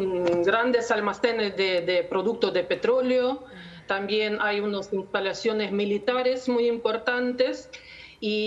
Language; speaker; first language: Spanish; non-native, learner; Ukrainian